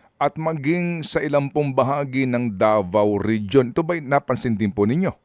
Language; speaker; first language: Filipino; native; Filipino